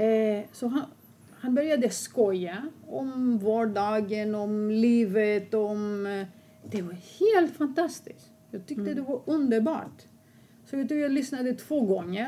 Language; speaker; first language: Swedish; non-native, fluent; Greek